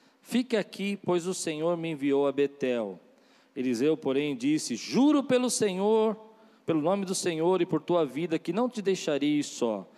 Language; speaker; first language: Portuguese; native; Portuguese